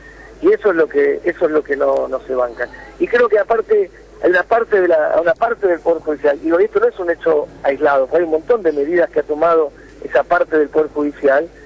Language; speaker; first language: Spanish; native; Spanish